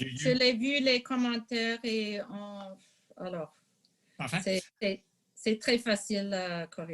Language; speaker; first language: French; non-native, local second language; English